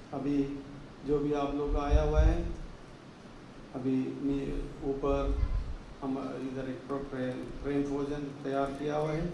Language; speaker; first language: Hindi; non-native, local second language; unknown